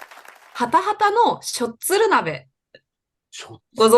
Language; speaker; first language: Japanese; native; Japanese